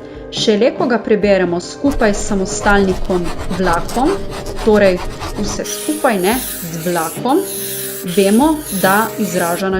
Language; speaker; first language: Slovenian; native; Slovenian